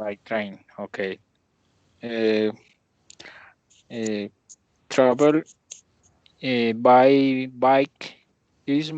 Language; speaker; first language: English; non-native, learner; Spanish